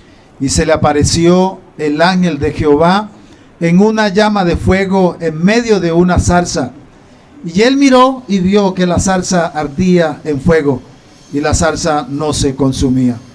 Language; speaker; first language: Spanish; native; Spanish